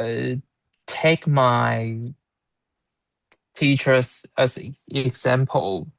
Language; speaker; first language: English; non-native, learner; Chinese